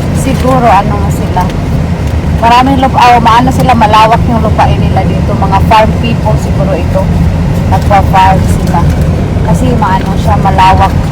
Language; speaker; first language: Filipino; non-native, local second language; Cebuano